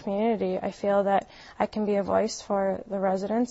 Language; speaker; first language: English; native; English